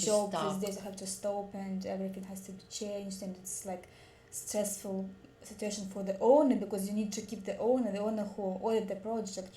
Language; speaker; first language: English; non-native, learner; Russian